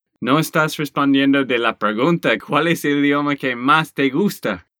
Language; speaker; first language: Spanish; non-native, learner; English